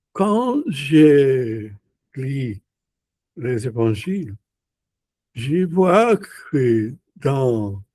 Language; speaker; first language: French; non-native, learner; Portuguese